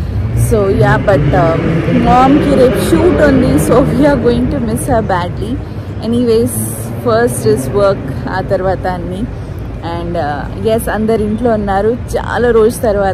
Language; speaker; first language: Telugu; non-native, local second language; Urdu